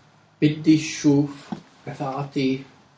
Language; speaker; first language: Arabic; non-native, learner; English